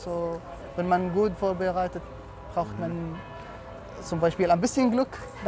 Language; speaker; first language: German; non-native, fluent; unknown